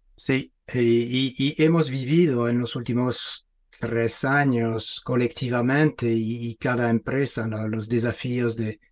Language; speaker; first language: Spanish; non-native, fluent; English